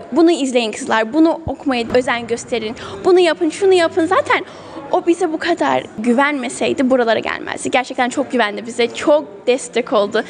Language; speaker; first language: Turkish; early bilingual, heritage; Turkish